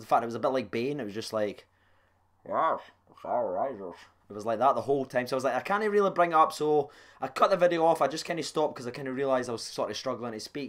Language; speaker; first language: English; native; English